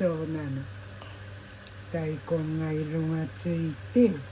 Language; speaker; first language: Japanese; native; Japanese